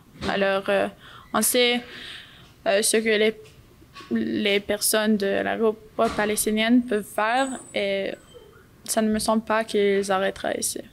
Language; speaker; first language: French; non-native, local second language; English